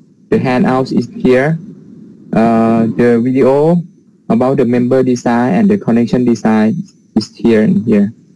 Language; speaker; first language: English; non-native, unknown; Thai